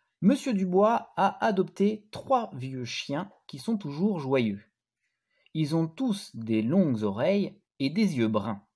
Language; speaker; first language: French; native; French